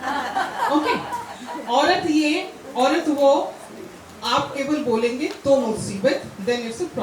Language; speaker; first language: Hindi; non-native, local second language; Maithili